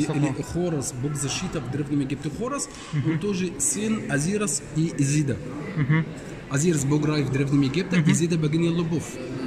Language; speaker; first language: Russian; non-native, learner; Arabic